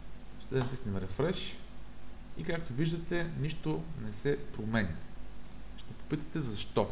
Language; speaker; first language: Bulgarian; native; Bulgarian